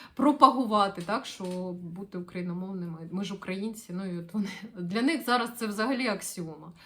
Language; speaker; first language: Ukrainian; non-native, local second language; Russian